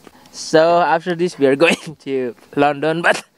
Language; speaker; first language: English; non-native, learner; Indonesian